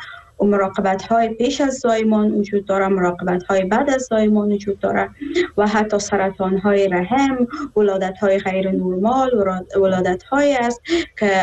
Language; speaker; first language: Persian; native; Persian